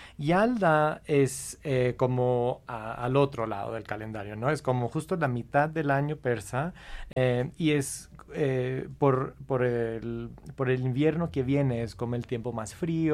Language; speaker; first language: Spanish; non-native, fluent; English